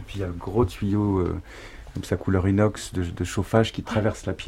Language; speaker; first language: French; native; French